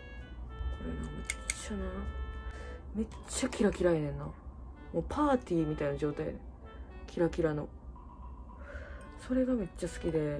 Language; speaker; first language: Japanese; native; Japanese